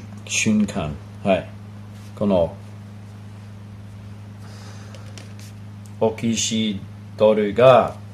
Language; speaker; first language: Japanese; non-native, learner; English